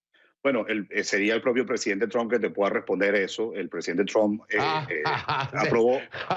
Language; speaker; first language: Spanish; native; Spanish